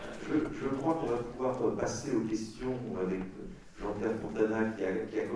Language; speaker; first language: French; native; French